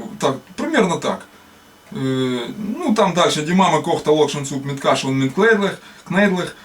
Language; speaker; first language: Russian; native; Russian